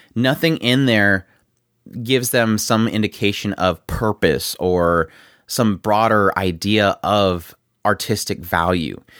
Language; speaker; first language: English; native; English